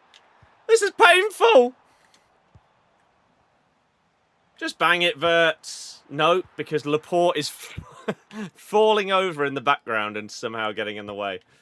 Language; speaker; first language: English; native; English